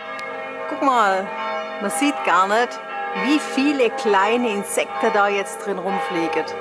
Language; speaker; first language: German; native; German